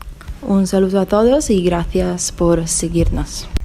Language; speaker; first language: Spanish; non-native, fluent; Italian